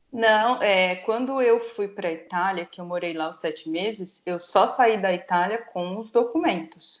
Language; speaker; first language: Portuguese; native; Portuguese